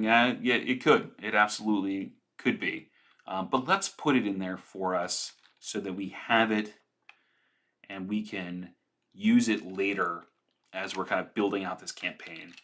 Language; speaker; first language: English; native; English